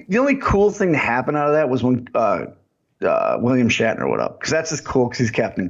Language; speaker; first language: English; native; English